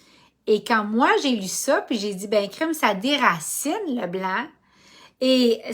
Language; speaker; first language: French; native; French